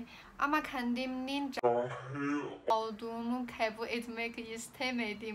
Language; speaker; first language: Turkish; non-native, learner; Chinese